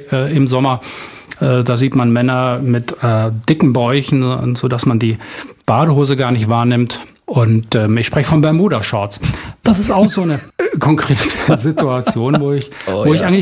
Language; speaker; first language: German; native; German